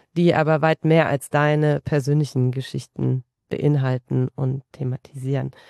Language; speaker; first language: German; native; German